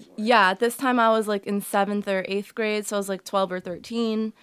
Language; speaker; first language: English; early bilingual, other home language; Portuguese